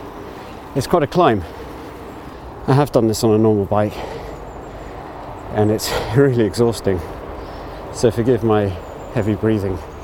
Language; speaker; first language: English; native; English